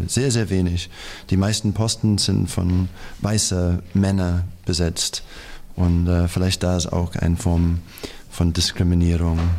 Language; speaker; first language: German; non-native, fluent; English